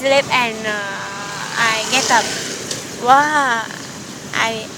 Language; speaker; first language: English; non-native, learner; Vietnamese